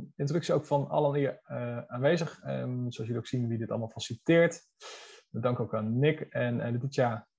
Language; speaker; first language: Dutch; native; Dutch